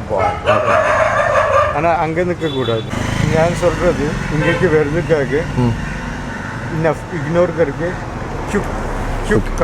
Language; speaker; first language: Tamil; non-native, learner; Malayalam